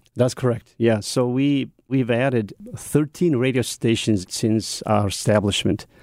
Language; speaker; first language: English; non-native, fluent; Mongolian